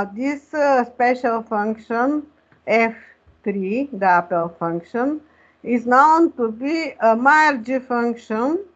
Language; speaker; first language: English; non-native, fluent; Bulgarian